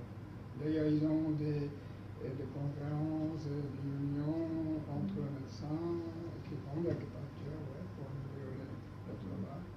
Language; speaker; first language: French; non-native, learner; Japanese